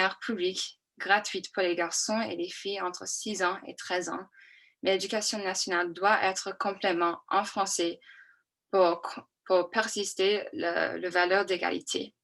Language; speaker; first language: French; non-native, fluent; English